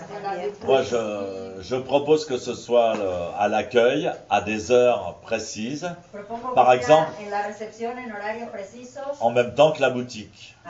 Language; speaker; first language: French; native; French